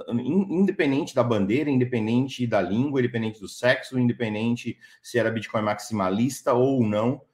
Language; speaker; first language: Portuguese; native; Portuguese